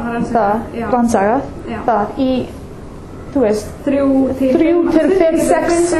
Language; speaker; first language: Icelandic; non-native, learner; English